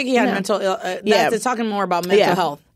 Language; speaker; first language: English; native; English